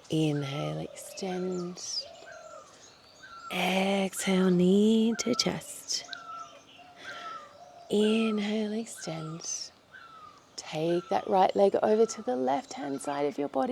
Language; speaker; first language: English; native; English